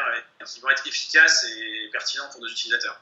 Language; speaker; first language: French; native; French